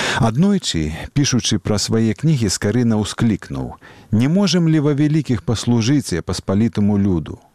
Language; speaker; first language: Belarusian; native; Belarusian